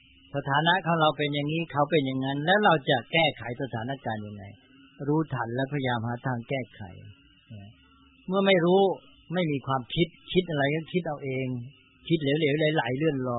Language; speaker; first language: Thai; native; Thai